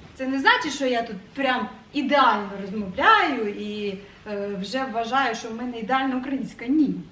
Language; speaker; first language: Ukrainian; non-native, local second language; Russian